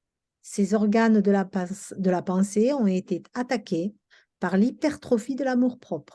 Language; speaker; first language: French; native; French